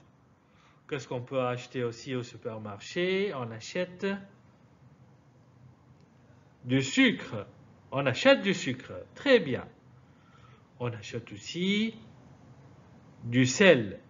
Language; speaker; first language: French; non-native, fluent; Arabic